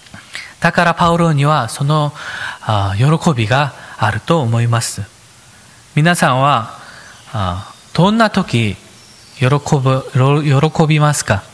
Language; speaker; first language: Japanese; non-native, fluent; Korean